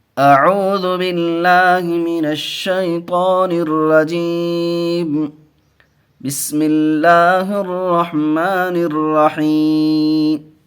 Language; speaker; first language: Urdu; native; Urdu